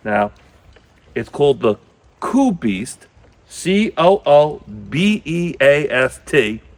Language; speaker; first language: English; native; English